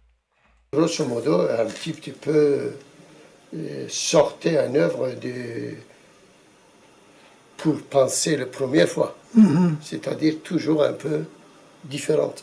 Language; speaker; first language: French; non-native, fluent; Turkish